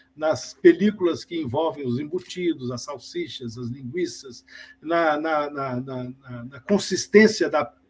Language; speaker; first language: Portuguese; native; Portuguese